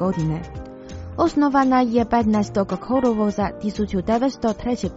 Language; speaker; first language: Croatian; non-native, fluent; Chinese